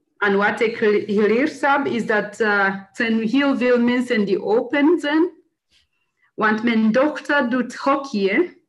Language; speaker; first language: Dutch; non-native, learner; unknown